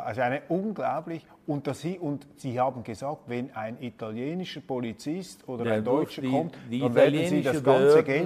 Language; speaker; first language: German; native; German